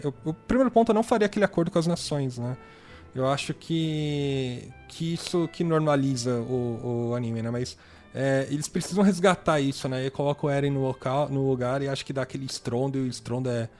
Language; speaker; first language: Portuguese; native; Portuguese